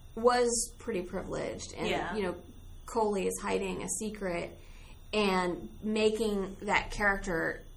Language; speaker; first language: English; native; English